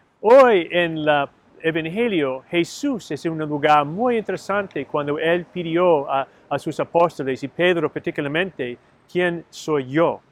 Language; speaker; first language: Spanish; non-native, learner; English